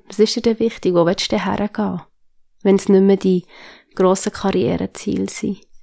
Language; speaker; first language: German; native; German